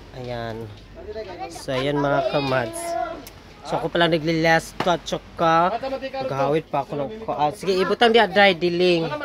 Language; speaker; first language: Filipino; non-native, local second language; Cebuano